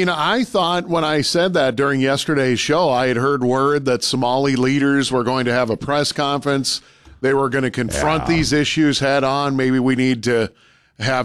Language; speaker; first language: English; native; English